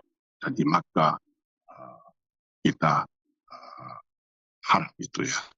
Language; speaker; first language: Indonesian; non-native, fluent; Korean